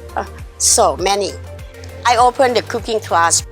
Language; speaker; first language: English; non-native, learner; Thai